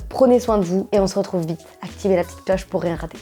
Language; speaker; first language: French; native; French